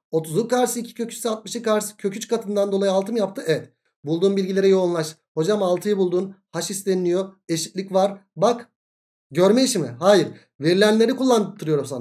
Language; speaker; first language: Turkish; native; Turkish